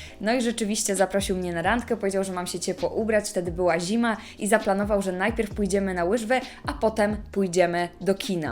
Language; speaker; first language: Polish; native; Polish